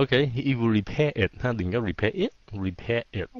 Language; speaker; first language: English; non-native, fluent; Vietnamese